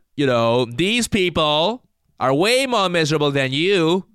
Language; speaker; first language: English; non-native, local second language; Cantonese